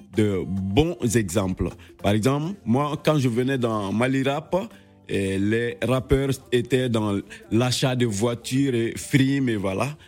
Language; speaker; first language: French; non-native, local second language; Bambara